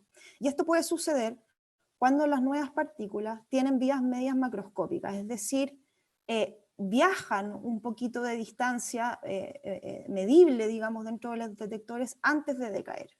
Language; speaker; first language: Spanish; native; Spanish